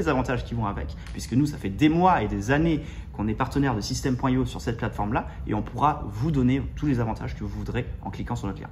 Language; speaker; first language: French; native; French